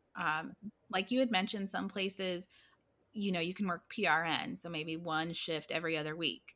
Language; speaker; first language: English; native; English